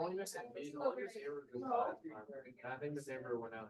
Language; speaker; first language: English; native; English